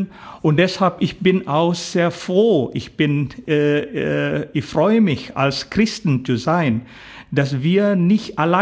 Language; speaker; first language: German; non-native, fluent; Indonesian